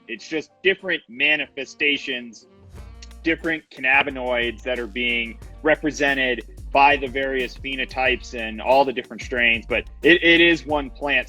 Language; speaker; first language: English; native; English